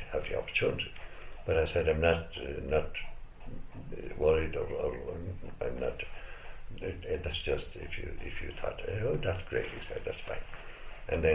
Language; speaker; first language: English; native; English